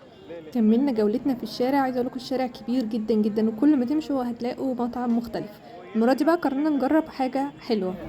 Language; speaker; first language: Arabic; native; Arabic